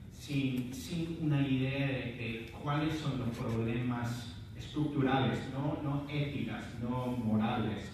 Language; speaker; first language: Spanish; non-native, fluent; English